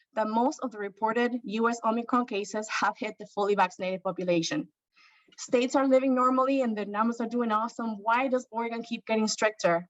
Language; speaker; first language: English; non-native, fluent; Spanish